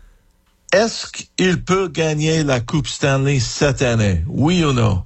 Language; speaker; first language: French; non-native, learner; English